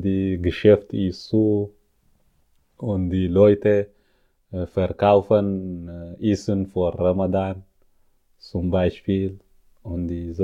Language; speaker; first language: German; non-native, learner; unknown